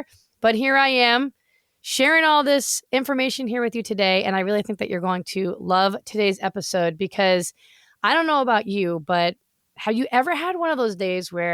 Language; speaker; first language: English; native; English